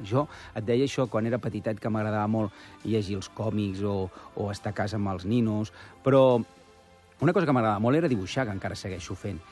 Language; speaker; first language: Catalan; native; Catalan